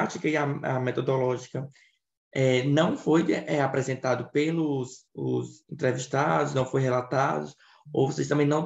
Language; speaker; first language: Portuguese; native; Portuguese